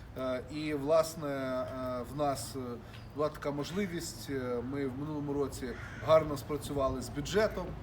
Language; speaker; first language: Ukrainian; native; Ukrainian